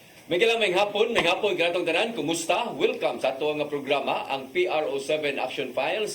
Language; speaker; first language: Cebuano; native; Cebuano